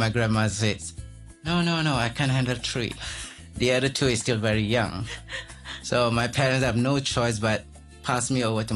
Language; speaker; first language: English; non-native, local second language; Min Nan Chinese